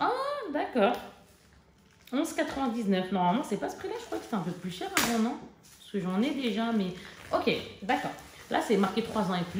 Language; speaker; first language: French; native; French